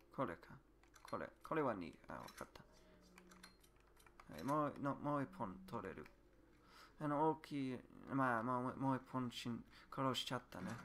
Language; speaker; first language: Japanese; non-native, learner; English